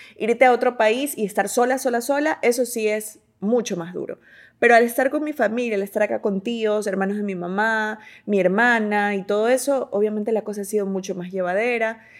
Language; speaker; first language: Spanish; native; Spanish